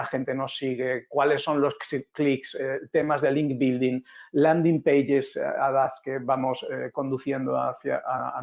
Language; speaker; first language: Spanish; native; Spanish